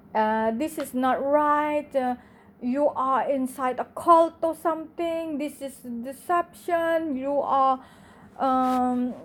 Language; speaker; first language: English; non-native, fluent; Indonesian